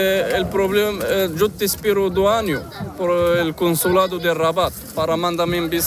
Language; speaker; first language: Spanish; non-native, learner; Arabic